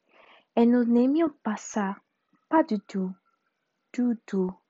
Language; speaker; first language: French; non-native, learner; Spanish